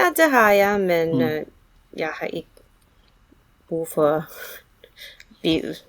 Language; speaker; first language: Danish; non-native, learner; English